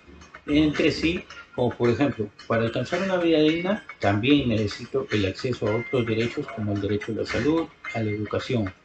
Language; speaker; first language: Spanish; native; Spanish